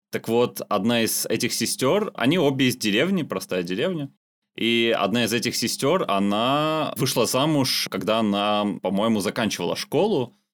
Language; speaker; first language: Russian; non-native, local second language; Armenian